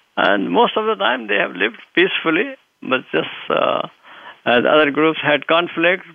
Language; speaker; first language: English; non-native, local second language; Urdu